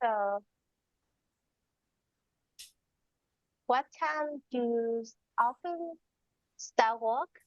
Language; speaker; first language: English; non-native, learner; Vietnamese